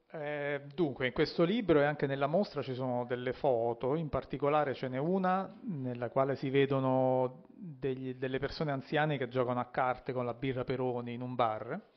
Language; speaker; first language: Italian; native; Italian